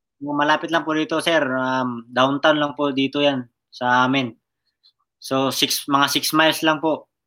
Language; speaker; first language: Filipino; non-native, local second language; Cebuano